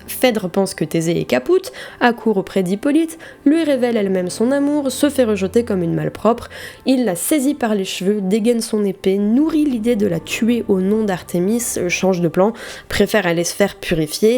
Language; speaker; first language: French; native; French